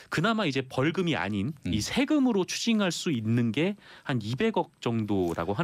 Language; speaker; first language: Korean; native; Korean